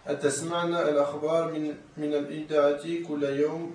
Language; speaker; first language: Arabic; non-native, learner; French